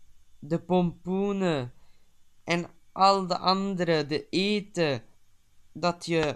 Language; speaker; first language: Dutch; early bilingual, other home language; Turkish